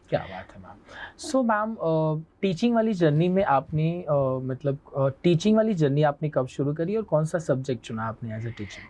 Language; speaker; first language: Hindi; native; Hindi